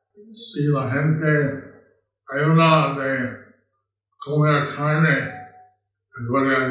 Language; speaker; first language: Spanish; non-native, learner; English